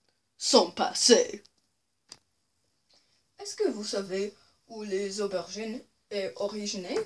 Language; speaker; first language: French; non-native, local second language; English